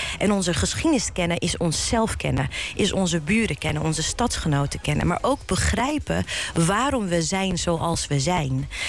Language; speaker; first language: Dutch; early bilingual, other home language; Bosnian